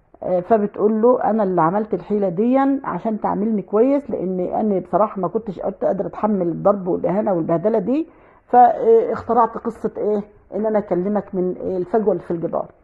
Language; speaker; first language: Arabic; native; Arabic